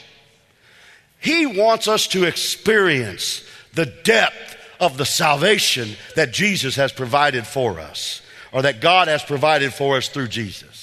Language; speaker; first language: English; native; English